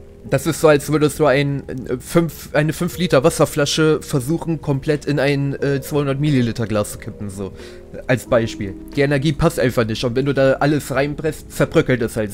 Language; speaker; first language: German; native; German